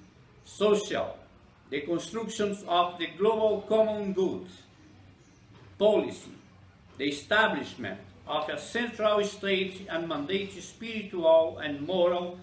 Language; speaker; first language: English; non-native, fluent; Portuguese